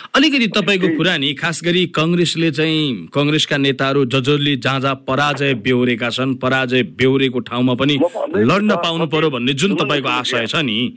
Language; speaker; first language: Nepali; native; Nepali